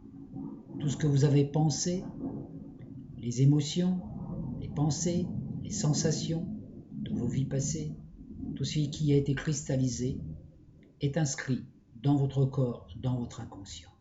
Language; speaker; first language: French; native; French